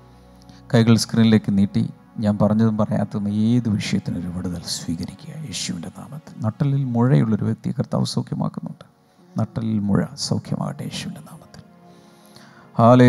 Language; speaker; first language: Malayalam; native; Malayalam